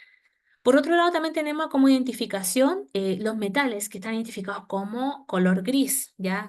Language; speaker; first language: Spanish; native; Spanish